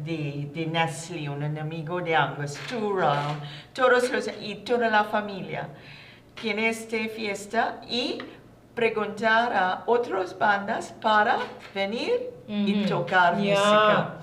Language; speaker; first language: Spanish; non-native, learner; English